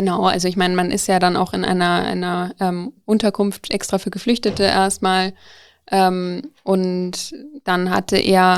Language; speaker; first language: German; native; German